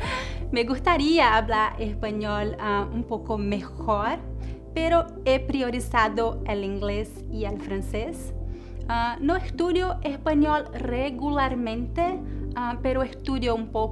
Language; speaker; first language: Spanish; non-native, learner; Portuguese